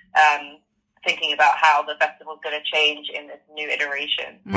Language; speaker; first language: English; native; English